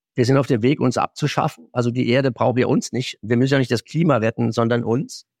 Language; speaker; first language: German; native; German